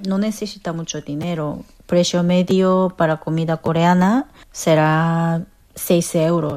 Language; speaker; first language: Spanish; non-native, fluent; Korean